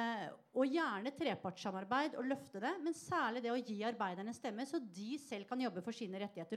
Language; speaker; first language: Norwegian; native; Norwegian